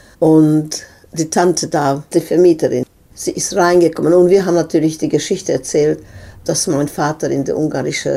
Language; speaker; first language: German; non-native, fluent; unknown